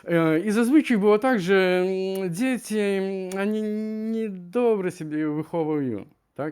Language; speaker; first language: Polish; non-native, learner; Ukrainian